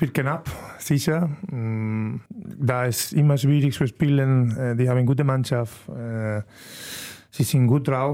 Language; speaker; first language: German; non-native, learner; Spanish